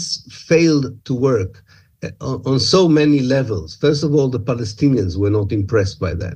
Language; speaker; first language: English; non-native, fluent; Hebrew